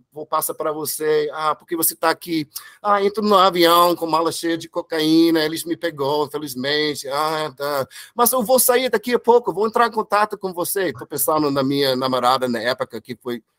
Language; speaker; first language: Portuguese; non-native, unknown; English